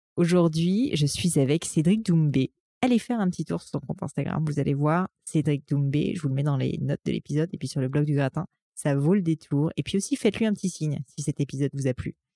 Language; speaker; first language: French; native; French